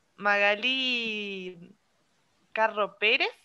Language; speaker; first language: Spanish; native; Spanish